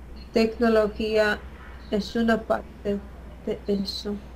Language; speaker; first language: Spanish; non-native, fluent; Latvian